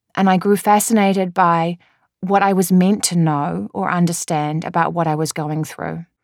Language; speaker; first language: English; native; English